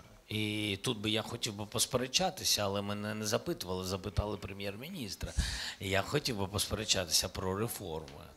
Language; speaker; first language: Ukrainian; non-native, local second language; Russian